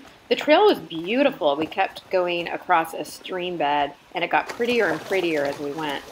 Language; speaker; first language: English; native; English